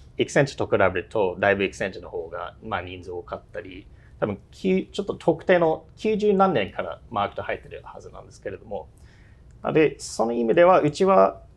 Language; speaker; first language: Japanese; non-native, fluent; English